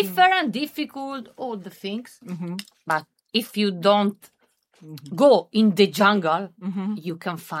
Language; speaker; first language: English; non-native, learner; Italian